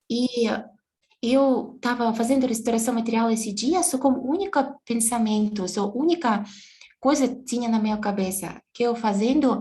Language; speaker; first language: Portuguese; non-native, fluent; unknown